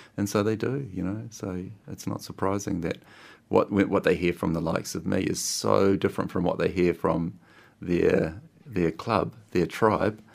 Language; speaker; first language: English; native; English